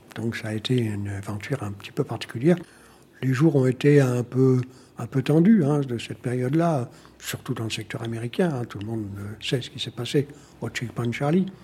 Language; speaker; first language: French; native; French